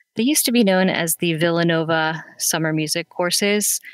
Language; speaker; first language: English; native; English